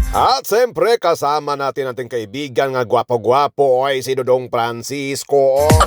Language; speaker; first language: Filipino; non-native, local second language; Cebuano